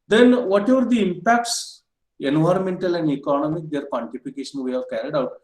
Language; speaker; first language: English; non-native, local second language; Marathi